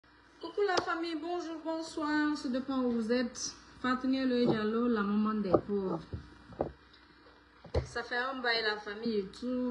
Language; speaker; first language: French; non-native, local second language; Fula